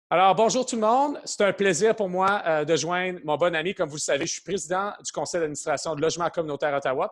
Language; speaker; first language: French; native; French